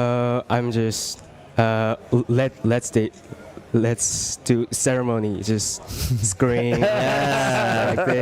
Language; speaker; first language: English; non-native, learner; Korean